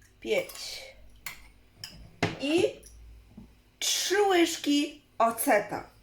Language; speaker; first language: Polish; non-native, learner; Chinese